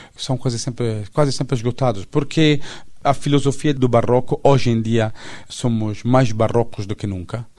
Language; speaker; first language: Portuguese; non-native, fluent; Italian